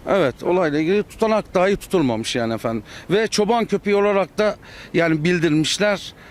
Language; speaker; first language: Turkish; native; Turkish